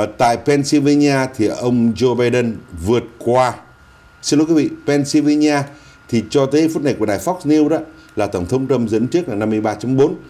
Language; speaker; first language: Vietnamese; native; Vietnamese